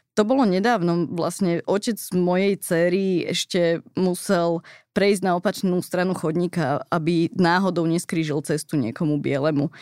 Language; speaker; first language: Slovak; early bilingual, heritage; Slovak